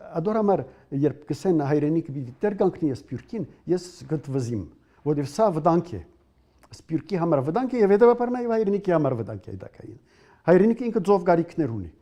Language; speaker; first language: Armenian; early bilingual, heritage; Armenian